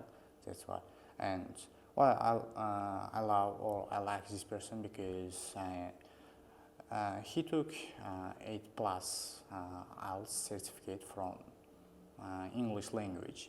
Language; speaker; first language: English; non-native, learner; Uzbek